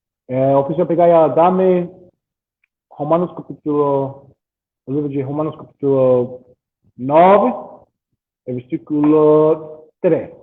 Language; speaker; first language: Portuguese; non-native, learner; English